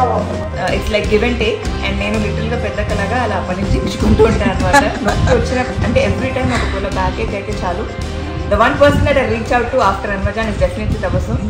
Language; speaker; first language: Telugu; native; Telugu